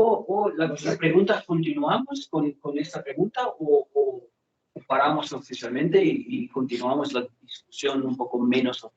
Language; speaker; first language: Spanish; non-native, fluent; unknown